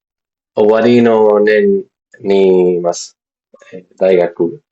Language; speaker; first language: Japanese; non-native, learner; Spanish